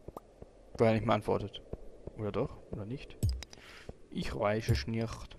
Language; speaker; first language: German; native; German